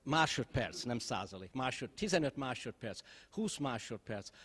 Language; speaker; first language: Hungarian; early bilingual, other home language; English